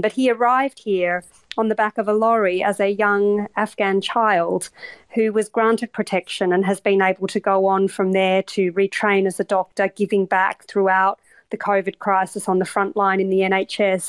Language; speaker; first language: English; native; English